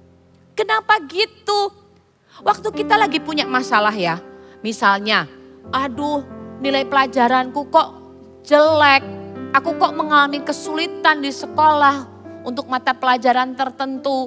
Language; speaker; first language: Indonesian; native; Indonesian